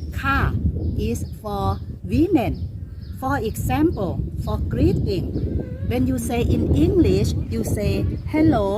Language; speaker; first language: English; non-native, learner; Thai